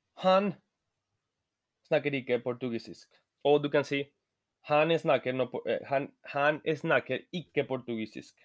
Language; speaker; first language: Norwegian; non-native, learner; Spanish